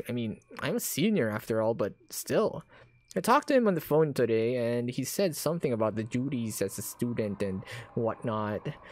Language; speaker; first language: English; non-native, local second language; Filipino